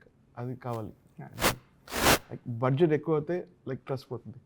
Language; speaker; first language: Telugu; non-native, learner; Tamil